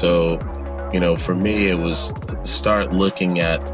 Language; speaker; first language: English; native; English